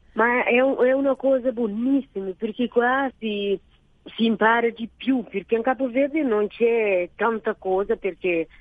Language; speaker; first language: Italian; non-native, learner; Kabuverdianu